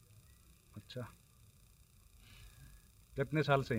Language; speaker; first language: Hindi; native; Hindi